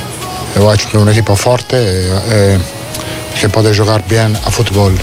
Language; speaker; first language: Portuguese; non-native, fluent; Italian